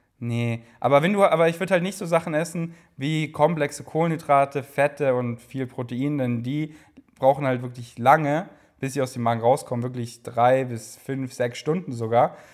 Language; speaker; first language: German; native; German